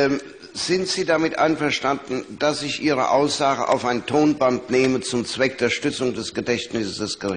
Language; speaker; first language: German; native; German